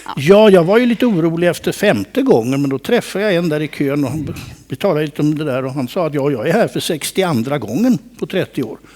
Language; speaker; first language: Swedish; native; Swedish